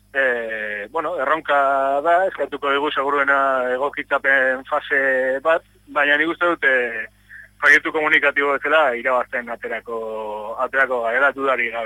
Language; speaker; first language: Basque; native; Basque